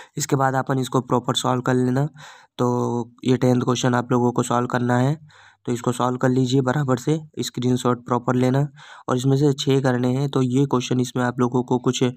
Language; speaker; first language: Hindi; native; Hindi